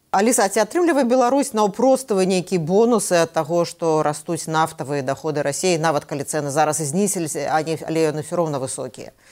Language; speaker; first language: Belarusian; non-native, local second language; Russian